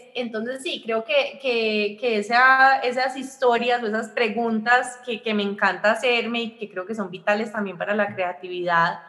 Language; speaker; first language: Spanish; native; Spanish